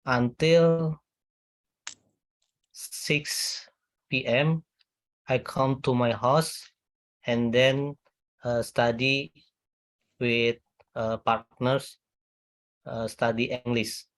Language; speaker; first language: English; non-native, learner; Indonesian